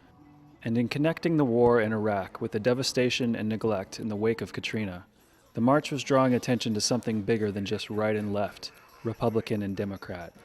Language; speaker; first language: English; native; English